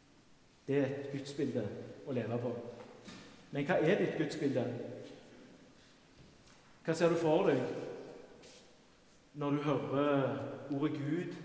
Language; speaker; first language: Norwegian; native; Norwegian